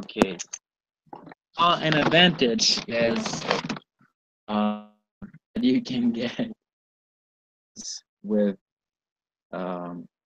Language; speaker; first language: English; non-native, learner; Spanish